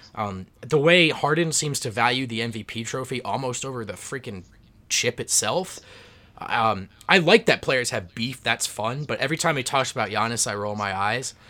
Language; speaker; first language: English; native; English